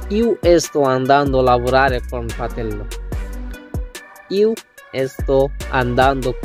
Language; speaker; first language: Italian; non-native, learner; Bangla